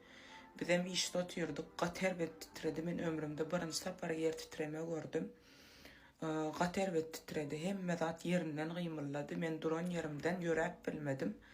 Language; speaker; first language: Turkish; non-native, learner; Turkmen